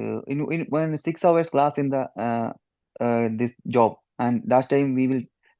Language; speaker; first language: English; non-native, learner; Malayalam